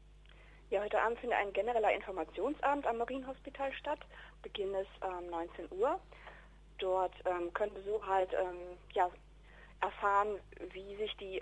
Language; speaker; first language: German; native; German